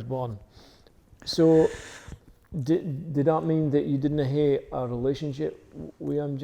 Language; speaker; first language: English; native; English